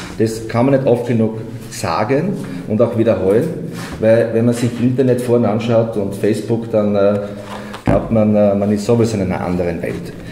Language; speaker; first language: German; native; German